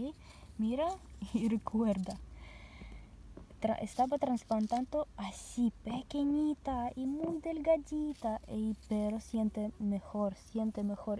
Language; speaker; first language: Spanish; non-native, learner; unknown